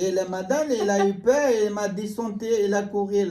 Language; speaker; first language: French; non-native, learner; Tibetan